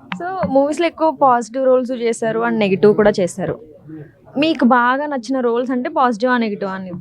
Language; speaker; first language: Telugu; native; Telugu